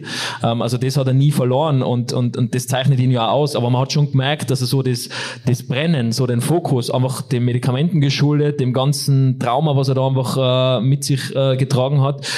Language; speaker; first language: German; native; German